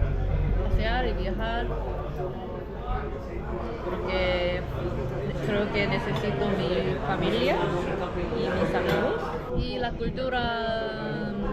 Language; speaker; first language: Spanish; non-native, learner; Korean